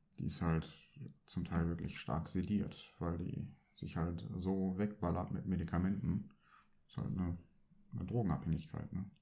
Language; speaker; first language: German; early bilingual, other home language; Turkish